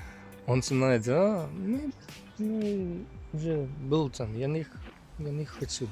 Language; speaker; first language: Russian; non-native, learner; Finnish